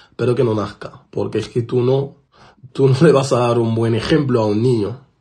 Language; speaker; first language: Spanish; non-native, fluent; Arabic